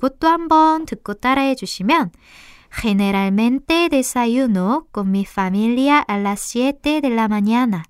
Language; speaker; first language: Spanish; non-native, fluent; Korean